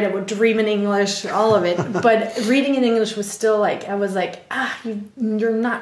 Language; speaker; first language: English; non-native, fluent; German